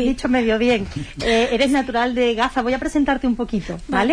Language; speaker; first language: Spanish; native; Spanish